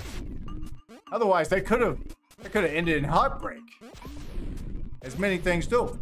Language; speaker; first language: English; native; English